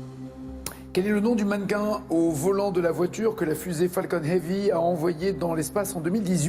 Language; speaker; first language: French; native; French